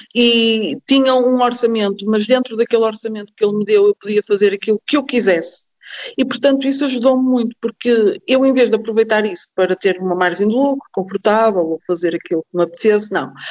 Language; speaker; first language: Portuguese; native; Portuguese